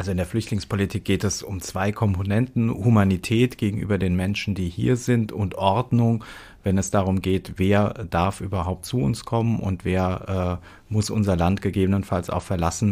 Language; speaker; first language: German; native; German